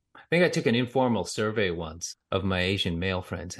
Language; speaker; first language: English; native; English